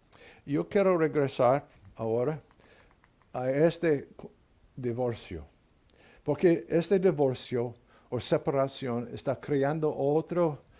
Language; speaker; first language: Spanish; non-native, learner; English